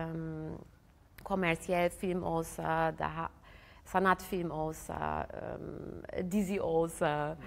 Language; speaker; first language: Turkish; early bilingual, heritage; German